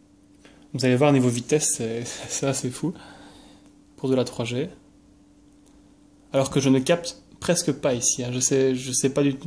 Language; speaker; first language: French; native; French